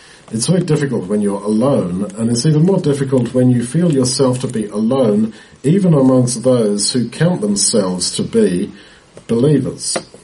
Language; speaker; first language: English; native; English